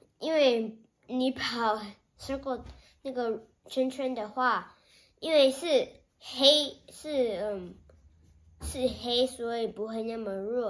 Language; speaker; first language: Chinese; early bilingual, heritage; Chinese